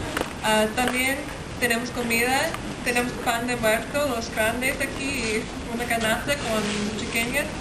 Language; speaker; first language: Spanish; non-native, learner; English